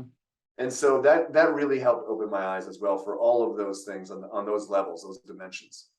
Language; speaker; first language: English; native; English